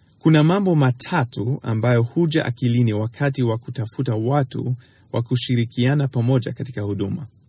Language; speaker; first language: Swahili; early bilingual, other home language; English